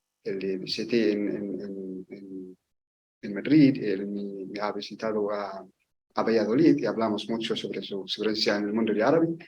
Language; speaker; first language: Spanish; non-native, learner; Arabic